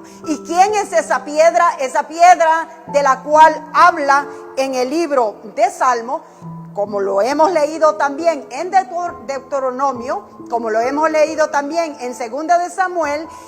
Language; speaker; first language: Spanish; native; Spanish